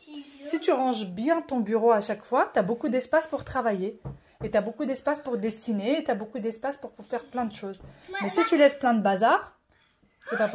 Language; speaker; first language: French; native; French